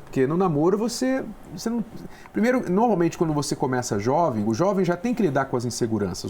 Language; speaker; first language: Portuguese; native; Portuguese